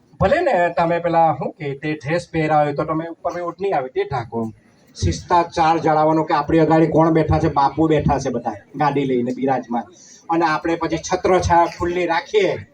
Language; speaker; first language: Gujarati; non-native, local second language; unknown